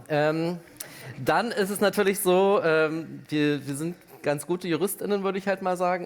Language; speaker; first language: German; native; German